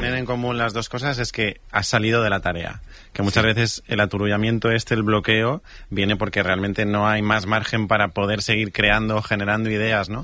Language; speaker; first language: Spanish; native; Spanish